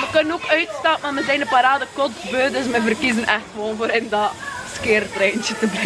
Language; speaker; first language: Dutch; native; Dutch